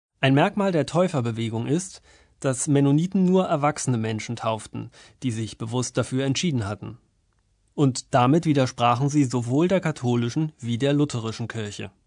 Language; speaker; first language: German; native; German